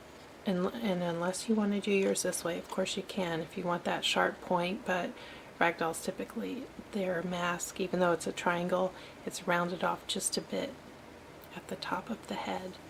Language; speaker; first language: English; native; English